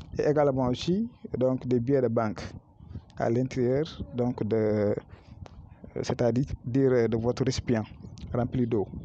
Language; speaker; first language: French; non-native, local second language; Wolof